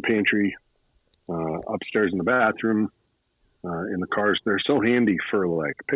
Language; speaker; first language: English; native; English